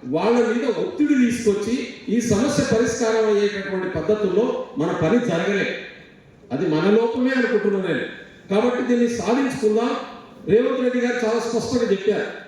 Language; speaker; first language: Telugu; non-native, local second language; Lambadi